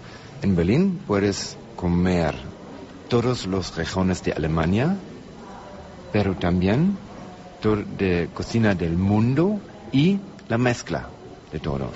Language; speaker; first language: Spanish; non-native, learner; German